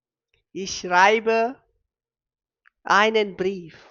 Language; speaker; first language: German; non-native, fluent; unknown